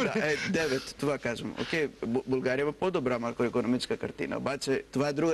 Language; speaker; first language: Bulgarian; non-native, fluent; Greek